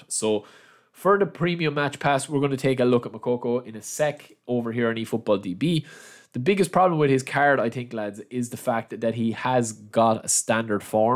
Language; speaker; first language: English; native; English